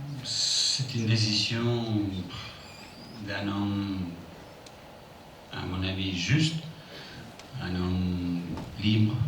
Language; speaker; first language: French; non-native, fluent; English